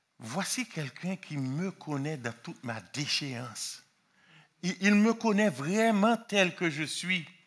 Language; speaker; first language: French; non-native, local second language; Haitian Creole